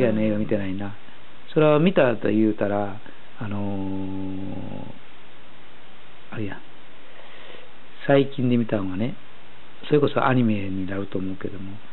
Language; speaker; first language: Japanese; native; Japanese